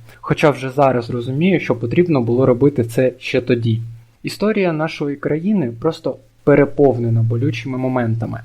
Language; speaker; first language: Ukrainian; non-native, local second language; Russian